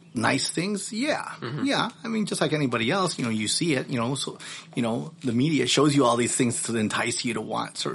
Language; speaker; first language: English; early bilingual, other home language; Filipino